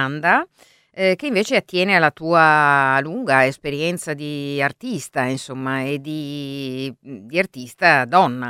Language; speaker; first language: Italian; native; Italian